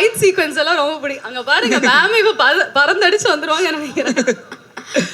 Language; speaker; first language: Tamil; native; Tamil